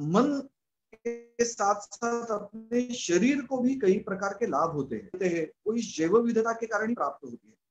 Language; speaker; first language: Hindi; non-native, local second language; Marathi